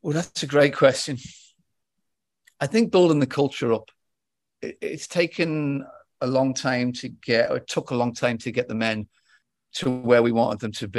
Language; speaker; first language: English; native; English